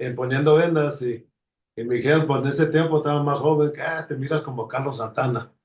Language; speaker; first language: Spanish; early bilingual, heritage; Spanish